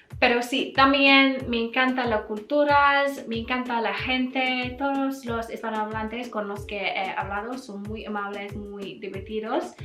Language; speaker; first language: Spanish; non-native, learner; English